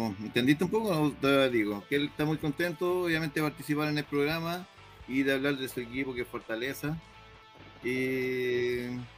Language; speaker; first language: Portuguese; non-native, learner; Spanish